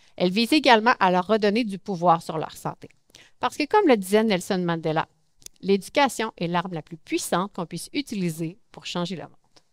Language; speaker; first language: French; native; French